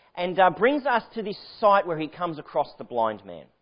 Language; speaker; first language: English; native; English